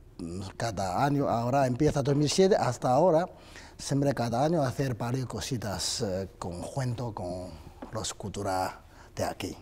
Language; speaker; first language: Spanish; non-native, learner; Chinese